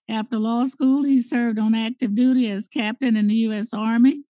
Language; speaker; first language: English; native; English